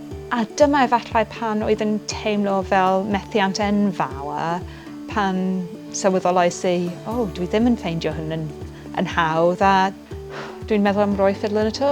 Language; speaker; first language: Welsh; non-native, fluent; English